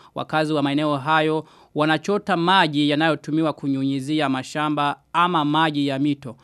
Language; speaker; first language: Swahili; non-native, local second language; Rundi